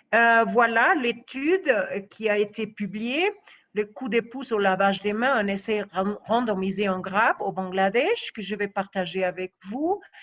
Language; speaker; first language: French; non-native, fluent; Spanish